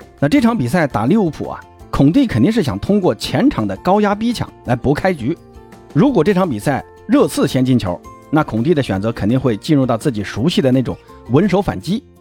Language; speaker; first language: Chinese; native; Chinese